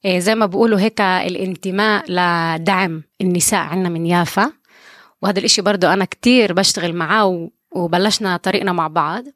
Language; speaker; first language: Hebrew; non-native, local second language; Arabic